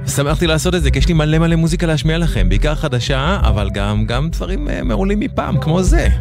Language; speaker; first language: Hebrew; native; Hebrew